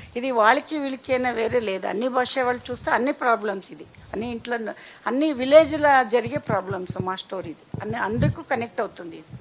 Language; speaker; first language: Telugu; non-native, local second language; Kannada